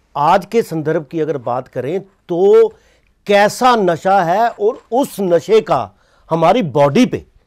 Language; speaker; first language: Hindi; non-native, local second language; Punjabi